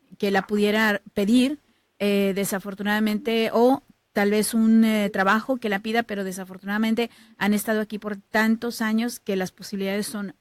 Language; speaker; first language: Spanish; native; Spanish